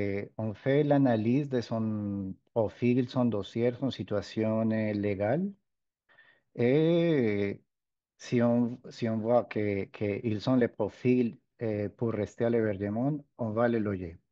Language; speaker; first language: French; non-native, fluent; Spanish